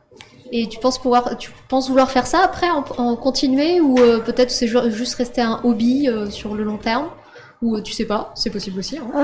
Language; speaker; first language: French; native; French